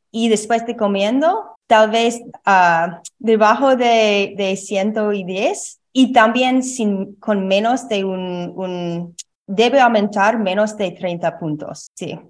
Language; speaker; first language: Spanish; non-native, learner; English